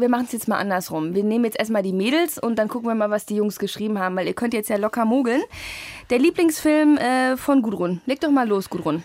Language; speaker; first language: German; native; German